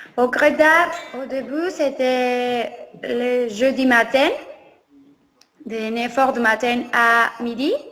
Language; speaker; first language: French; non-native, learner; Spanish